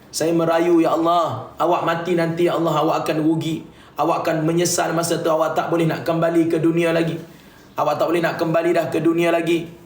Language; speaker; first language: Malay; native; Malay